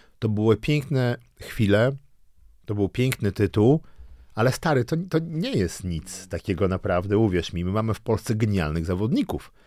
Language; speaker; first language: Polish; early bilingual, other home language; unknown